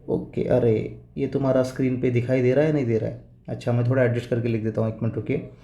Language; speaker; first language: Hindi; non-native, local second language; Marathi